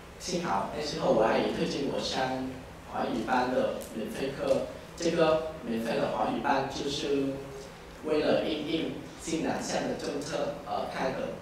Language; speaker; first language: Chinese; non-native, fluent; Vietnamese